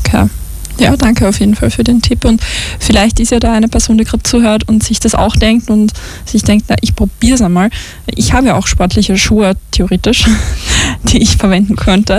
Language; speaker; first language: German; native; German